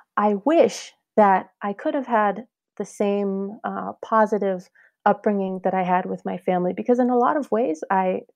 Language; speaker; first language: English; native; English